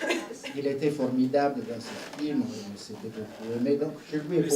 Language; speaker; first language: French; non-native, fluent; Italian